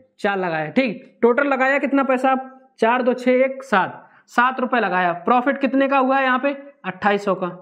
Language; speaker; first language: Hindi; native; Hindi